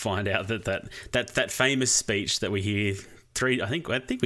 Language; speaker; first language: English; native; English